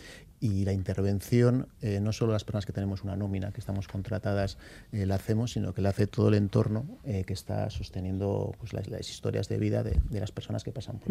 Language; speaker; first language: Spanish; native; Spanish